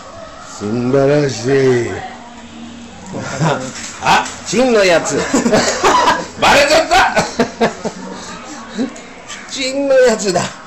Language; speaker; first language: Japanese; non-native, fluent; English